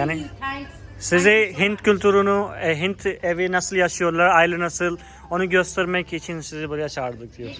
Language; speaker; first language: Turkish; non-native, fluent; Hindi